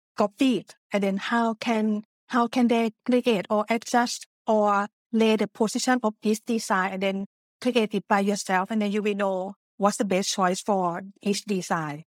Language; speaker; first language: English; non-native, learner; Thai